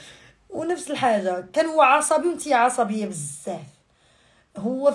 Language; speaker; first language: Arabic; native; Arabic